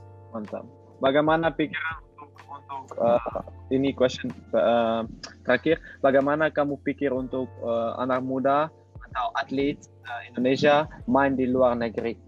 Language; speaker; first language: Indonesian; non-native, learner; Dutch